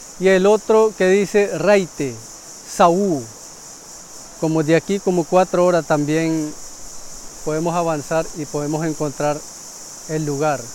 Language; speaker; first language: Spanish; non-native, local second language; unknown